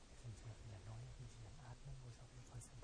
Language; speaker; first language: German; non-native, learner; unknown